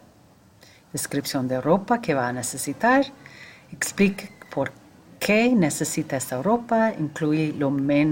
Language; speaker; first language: Spanish; non-native, fluent; English